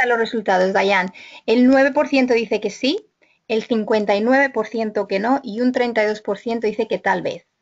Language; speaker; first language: Spanish; native; Spanish